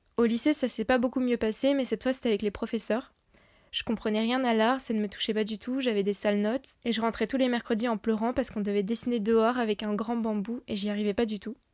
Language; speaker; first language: French; native; French